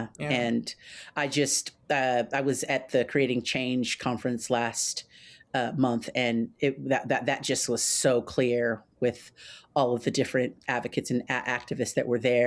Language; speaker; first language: English; native; English